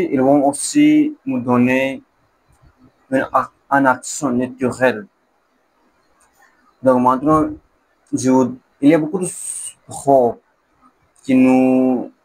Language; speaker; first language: French; non-native, learner; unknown